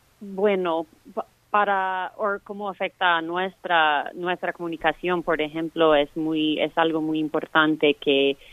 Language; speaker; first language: Spanish; non-native, fluent; English